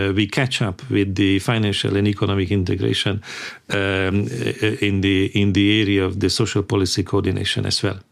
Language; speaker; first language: English; non-native, fluent; Hungarian